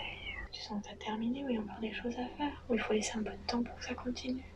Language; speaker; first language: French; native; French